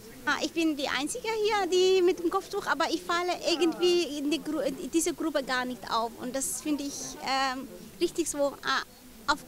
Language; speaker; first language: German; non-native, learner; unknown